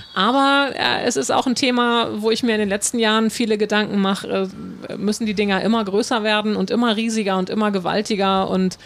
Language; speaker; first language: German; native; German